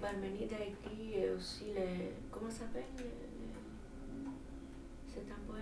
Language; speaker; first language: French; non-native, learner; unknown